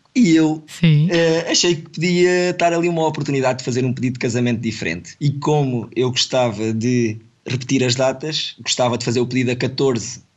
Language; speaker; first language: Portuguese; native; Portuguese